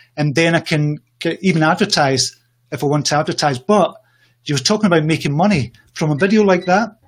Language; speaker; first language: English; native; English